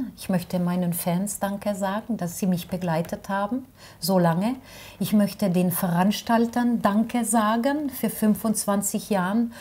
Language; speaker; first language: German; non-native, fluent; French